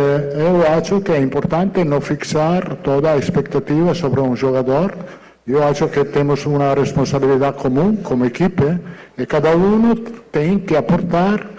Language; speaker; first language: Portuguese; non-native, fluent; Italian